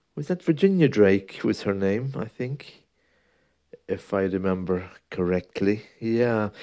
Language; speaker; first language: English; native; English